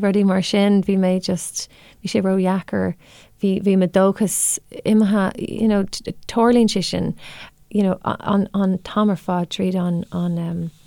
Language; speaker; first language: Irish; non-native, local second language; English